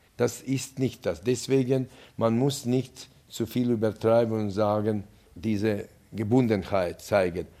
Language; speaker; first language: German; non-native, fluent; Latvian